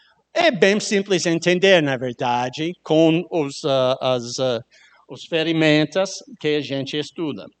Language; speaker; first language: Portuguese; non-native, learner; English